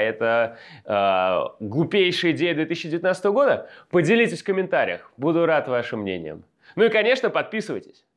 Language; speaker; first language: Russian; native; Russian